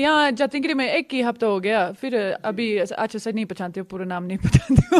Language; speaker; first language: Hindi; non-native, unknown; English